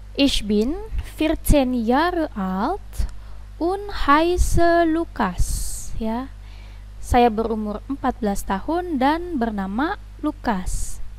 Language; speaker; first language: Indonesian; native; Indonesian